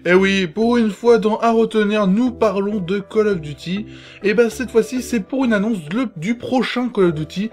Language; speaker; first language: French; native; French